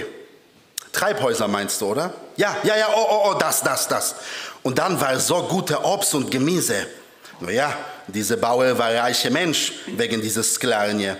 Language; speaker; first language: German; early bilingual, other home language; Polish